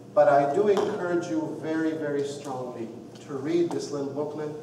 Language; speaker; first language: English; non-native, fluent; Arabic